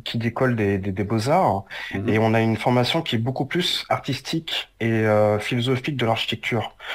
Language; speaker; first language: French; native; French